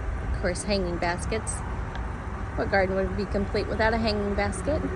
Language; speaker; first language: English; native; English